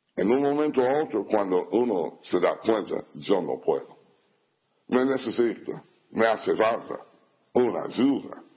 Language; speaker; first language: Spanish; non-native, fluent; English